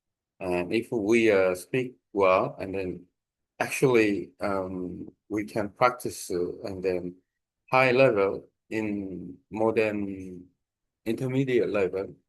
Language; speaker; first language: English; non-native, learner; Korean